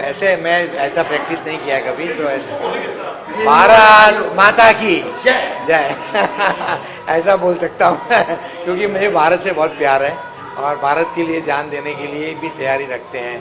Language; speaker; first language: Hindi; non-native, local second language; Gujarati